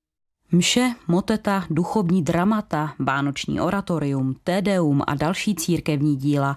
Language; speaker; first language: Czech; native; Czech